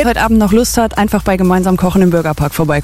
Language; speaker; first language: German; native; German